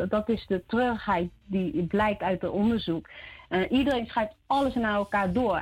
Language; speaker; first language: Dutch; early bilingual, other home language; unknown